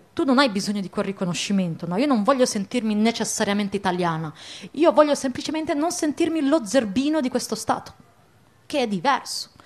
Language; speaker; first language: Italian; early bilingual, other home language; Arabic